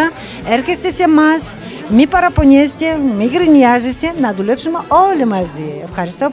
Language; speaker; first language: Greek; non-native, learner; Russian